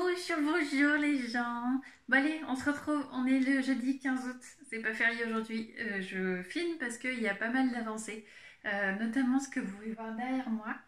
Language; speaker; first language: French; native; French